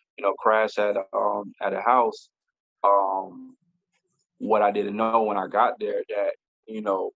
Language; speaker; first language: English; native; English